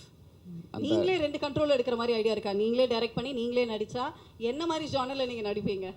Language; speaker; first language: Tamil; native; Tamil